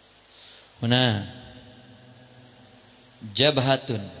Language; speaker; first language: Arabic; non-native, fluent; Indonesian